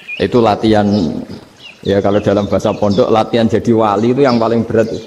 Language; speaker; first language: Indonesian; non-native, local second language; Javanese